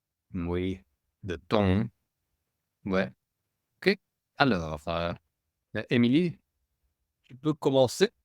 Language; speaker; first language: French; non-native, fluent; English